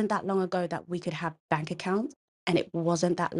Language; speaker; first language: English; non-native, local second language; Kikuyu